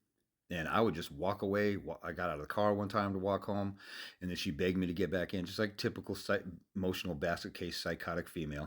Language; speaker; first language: English; native; English